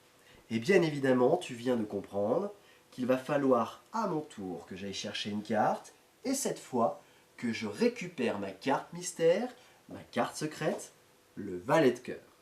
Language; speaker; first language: French; native; French